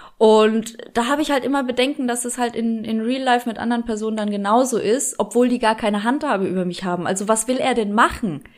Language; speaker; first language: German; early bilingual, other home language; Polish